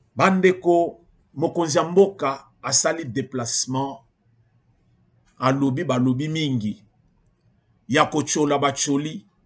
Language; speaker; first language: Lingala; native; Lingala